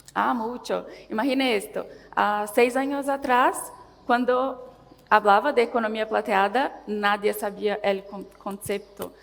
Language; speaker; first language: Spanish; non-native, learner; Portuguese